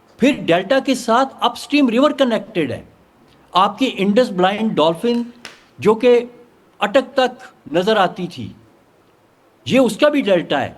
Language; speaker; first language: Urdu; non-native, local second language; Punjabi